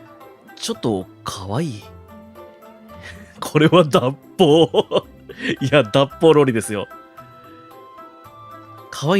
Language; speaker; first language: Japanese; native; Japanese